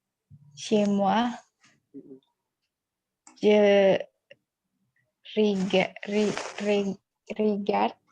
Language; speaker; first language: French; non-native, learner; Indonesian